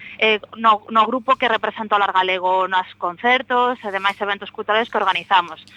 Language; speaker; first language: Galician; native; Galician